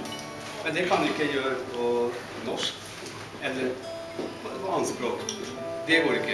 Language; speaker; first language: Norwegian; non-native, fluent; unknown